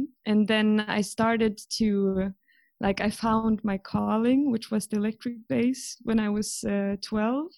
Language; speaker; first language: English; non-native, fluent; Swedish